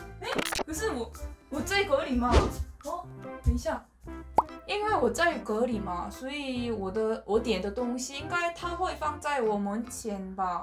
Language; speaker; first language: Chinese; non-native, learner; Korean